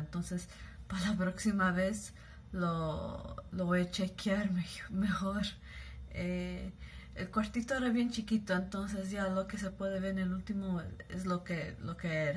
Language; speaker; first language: Spanish; early bilingual, heritage; Spanish